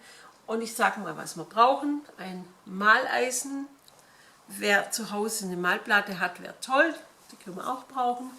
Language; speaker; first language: German; native; German